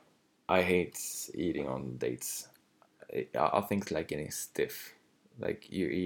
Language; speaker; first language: English; non-native, fluent; Swedish